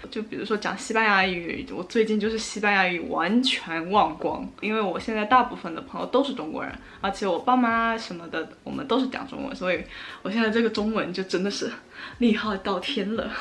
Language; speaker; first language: Chinese; early bilingual, heritage; Chinese